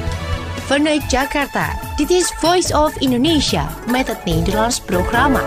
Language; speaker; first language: Dutch; non-native, fluent; Indonesian